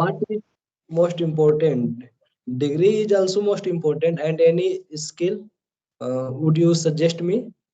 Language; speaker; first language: English; non-native, learner; Hindi